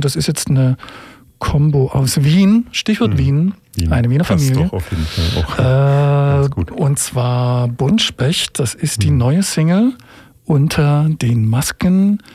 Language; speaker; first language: German; native; German